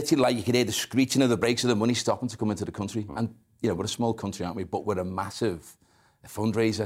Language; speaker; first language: English; native; English